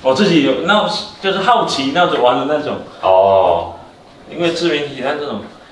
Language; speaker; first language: Chinese; native; Chinese